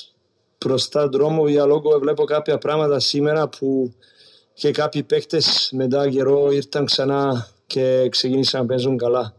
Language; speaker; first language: Greek; non-native, learner; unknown